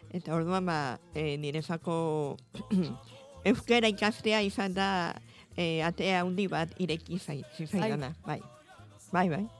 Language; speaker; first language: Basque; non-native, fluent; Spanish